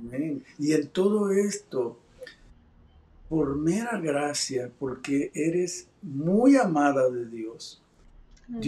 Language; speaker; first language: Spanish; native; Spanish